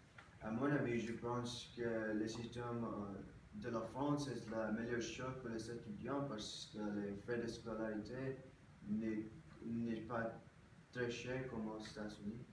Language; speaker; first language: French; non-native, learner; English